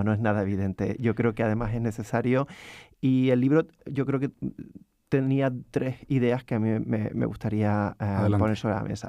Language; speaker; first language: Spanish; native; Spanish